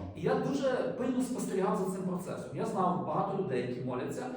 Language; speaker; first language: Ukrainian; native; Ukrainian